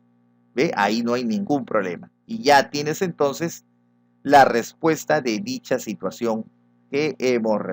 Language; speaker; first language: Spanish; native; Spanish